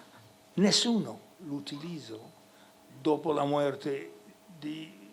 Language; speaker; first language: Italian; non-native, fluent; English